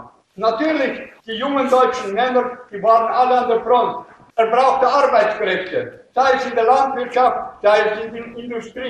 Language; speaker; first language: German; native; German